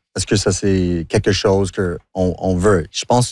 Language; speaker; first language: French; non-native, local second language; English